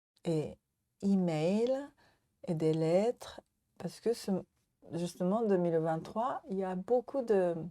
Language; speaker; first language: French; non-native, learner; Japanese